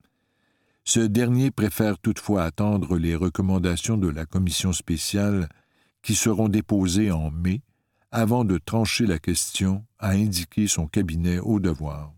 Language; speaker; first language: French; native; French